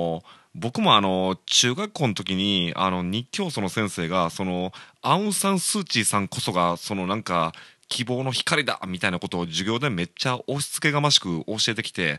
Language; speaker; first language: Japanese; native; Japanese